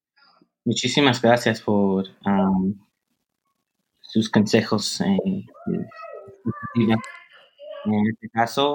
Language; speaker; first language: Spanish; non-native, fluent; English